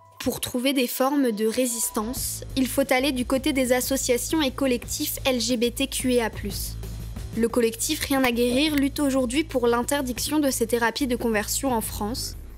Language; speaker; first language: French; native; French